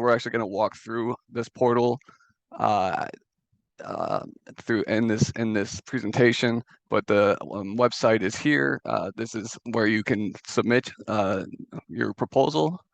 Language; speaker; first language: English; native; English